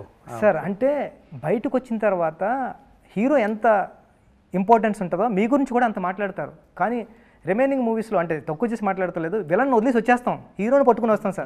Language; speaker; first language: Telugu; native; Telugu